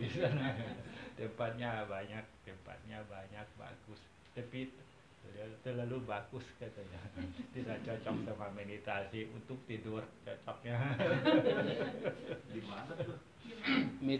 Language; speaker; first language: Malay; non-native, fluent; Thai